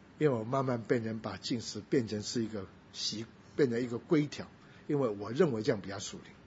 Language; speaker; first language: Chinese; non-native, local second language; Cantonese